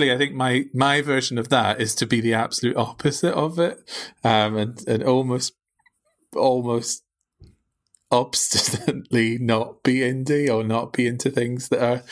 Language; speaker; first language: English; native; English